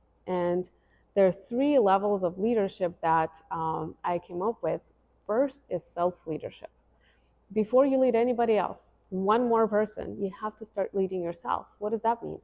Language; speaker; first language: English; non-native, fluent; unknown